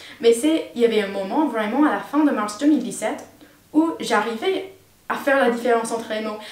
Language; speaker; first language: French; non-native, fluent; English